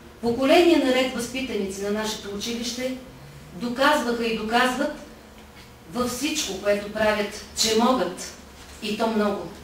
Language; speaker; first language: Bulgarian; native; Bulgarian